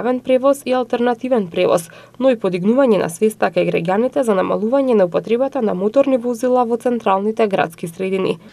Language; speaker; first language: Macedonian; native; Macedonian